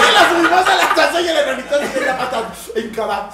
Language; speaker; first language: Spanish; native; Spanish